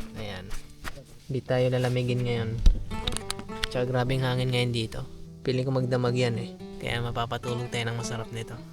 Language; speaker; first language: Filipino; non-native, local second language; Cebuano